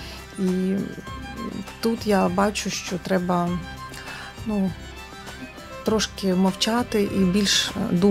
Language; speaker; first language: Ukrainian; non-native, local second language; Russian